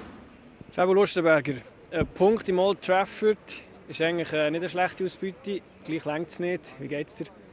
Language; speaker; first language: German; native; German